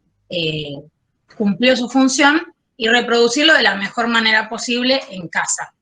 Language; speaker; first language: Spanish; native; Spanish